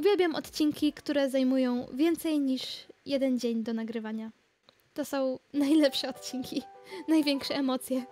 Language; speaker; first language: Polish; native; Polish